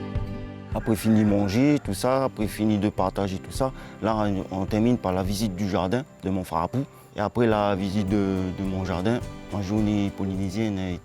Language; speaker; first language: French; non-native, local second language; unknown